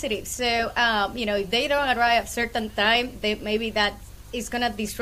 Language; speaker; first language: English; non-native, fluent; Spanish